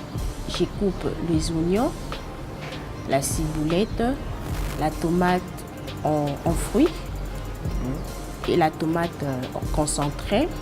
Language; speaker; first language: French; non-native, local second language; Lingala